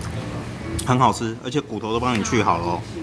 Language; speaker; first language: Chinese; native; Chinese